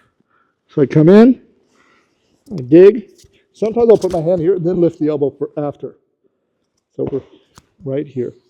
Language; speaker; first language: English; native; English